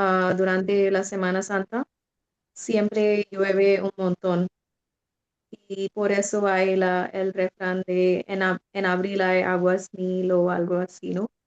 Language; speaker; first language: Spanish; non-native, fluent; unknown